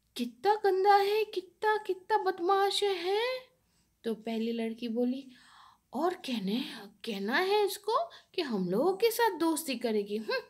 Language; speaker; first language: Hindi; non-native, local second language; Bangla